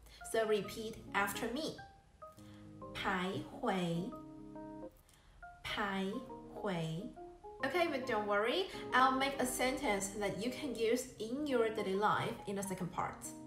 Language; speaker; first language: English; non-native, fluent; Chinese